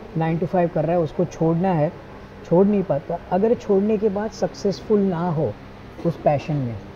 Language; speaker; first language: Hindi; non-native, local second language; Gujarati